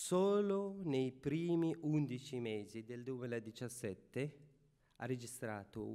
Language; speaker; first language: Italian; non-native, fluent; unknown